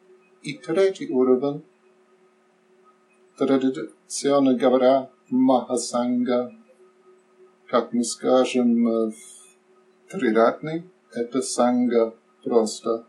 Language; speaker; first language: Russian; non-native, learner; English